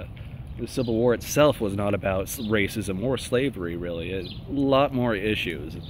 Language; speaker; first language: English; native; English